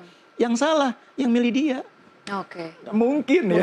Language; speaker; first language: Indonesian; native; Indonesian